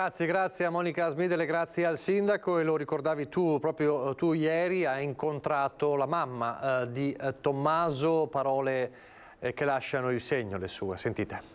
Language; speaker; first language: Italian; native; Italian